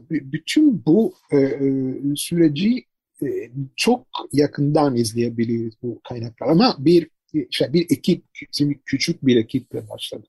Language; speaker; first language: Turkish; non-native, fluent; Italian